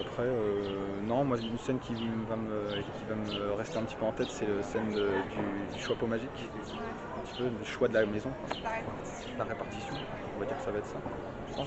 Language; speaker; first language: French; native; French